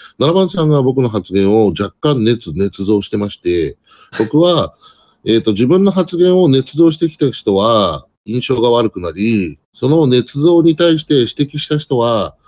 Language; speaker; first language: Japanese; native; Japanese